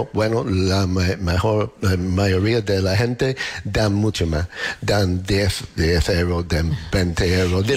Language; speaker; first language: Spanish; non-native, learner; English